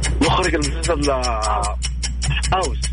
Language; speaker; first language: Arabic; native; Arabic